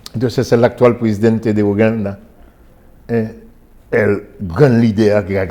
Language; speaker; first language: Spanish; non-native, fluent; Haitian Creole